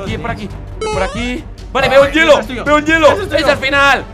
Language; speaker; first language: Spanish; native; Spanish